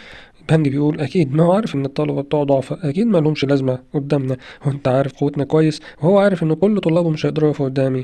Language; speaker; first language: Arabic; native; Arabic